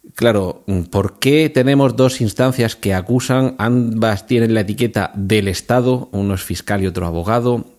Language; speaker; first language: Spanish; native; Spanish